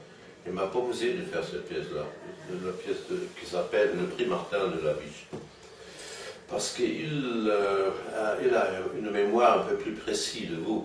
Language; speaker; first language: French; non-native, fluent; German